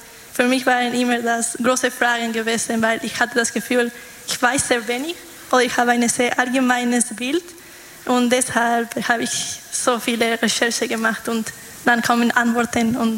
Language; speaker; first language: German; non-native, fluent; Polish